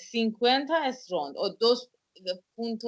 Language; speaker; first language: Spanish; non-native, fluent; Persian